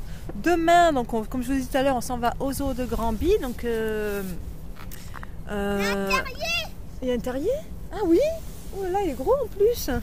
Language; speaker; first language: French; native; French